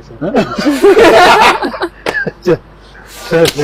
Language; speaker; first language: Telugu; non-native, learner; Kannada